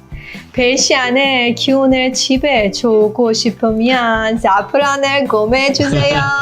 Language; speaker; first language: Korean; non-native, learner; Persian